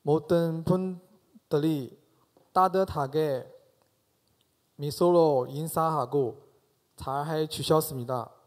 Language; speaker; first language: Korean; non-native, fluent; Chinese